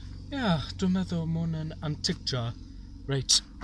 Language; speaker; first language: Welsh; non-native, learner; English